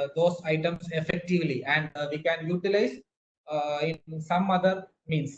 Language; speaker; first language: English; non-native, local second language; Malayalam